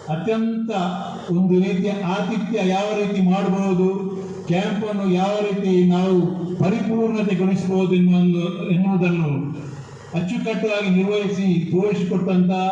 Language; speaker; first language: Kannada; non-native, local second language; Tulu